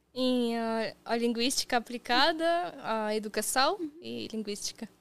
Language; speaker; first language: Portuguese; non-native, fluent; Russian